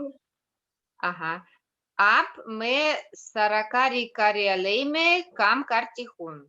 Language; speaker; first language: Hindi; non-native, learner; Russian